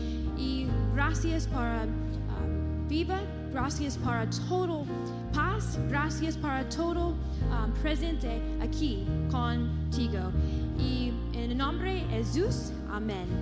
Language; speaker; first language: Spanish; non-native, learner; English